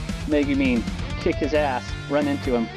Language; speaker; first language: English; native; English